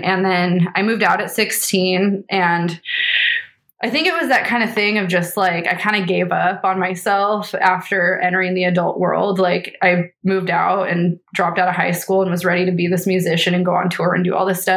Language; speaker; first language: English; native; English